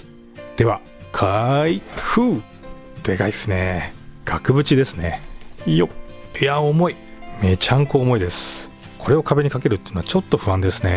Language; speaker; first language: Japanese; native; Japanese